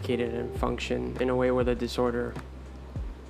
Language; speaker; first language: English; early bilingual, other home language; Spanish